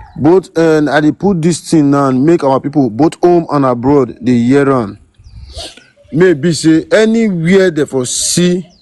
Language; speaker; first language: Nigerian Pidgin; non-native, local second language; Bini